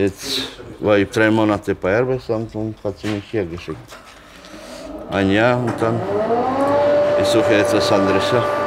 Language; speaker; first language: German; non-native, learner; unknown